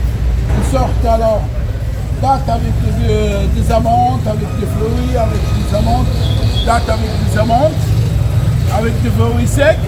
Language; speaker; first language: French; non-native, learner; Arabic